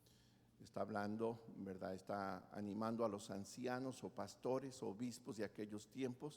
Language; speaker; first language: Spanish; native; Spanish